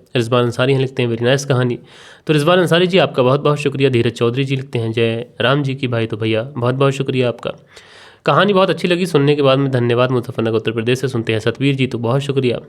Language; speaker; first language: Hindi; native; Hindi